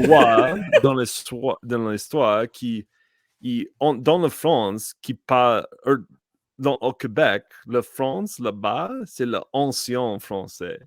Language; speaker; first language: French; non-native, learner; English